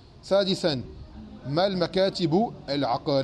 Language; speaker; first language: Arabic; non-native, fluent; French